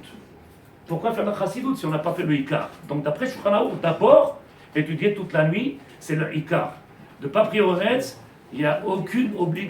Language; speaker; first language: French; native; French